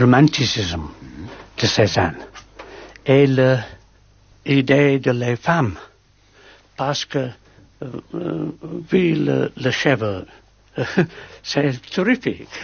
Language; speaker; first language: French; non-native, learner; English